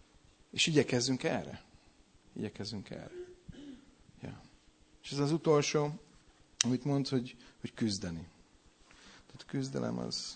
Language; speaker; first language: Hungarian; native; Hungarian